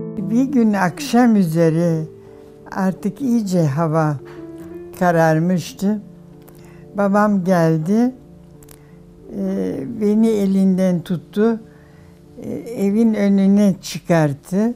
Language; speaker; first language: Turkish; non-native, fluent; German